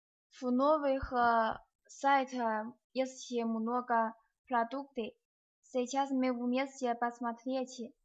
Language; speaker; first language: Russian; non-native, learner; Chinese